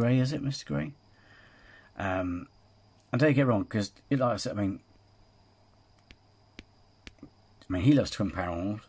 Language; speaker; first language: English; native; English